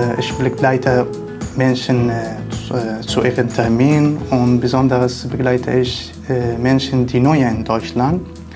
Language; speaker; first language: German; non-native, learner; Arabic